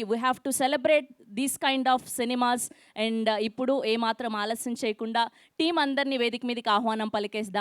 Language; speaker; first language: Telugu; native; Telugu